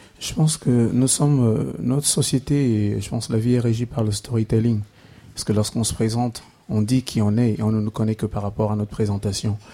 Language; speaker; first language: French; non-native, local second language; Basaa